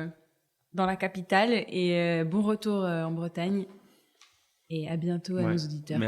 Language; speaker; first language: French; native; French